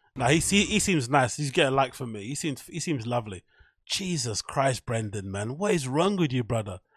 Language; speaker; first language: English; native; English